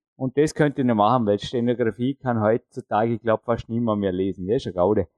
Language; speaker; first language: German; native; German